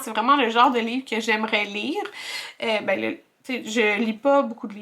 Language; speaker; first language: French; native; French